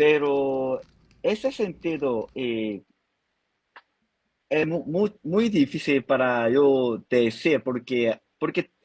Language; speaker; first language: Spanish; non-native, fluent; Korean